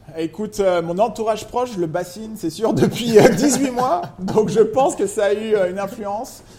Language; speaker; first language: French; native; French